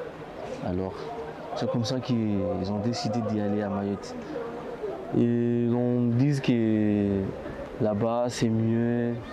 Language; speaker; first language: French; non-native, learner; Comorian